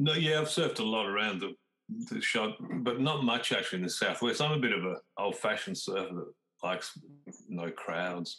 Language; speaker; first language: English; native; English